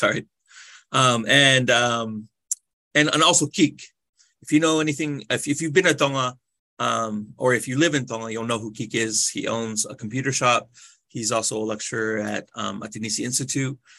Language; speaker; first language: English; native; English